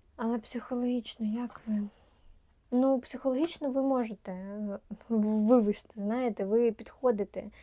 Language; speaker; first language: Ukrainian; non-native, local second language; Russian